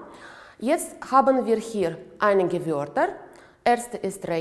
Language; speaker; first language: German; non-native, fluent; Uzbek